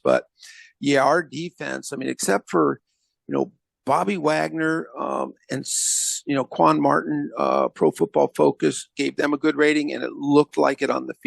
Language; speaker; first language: English; native; English